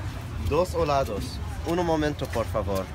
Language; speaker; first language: Spanish; non-native, learner; English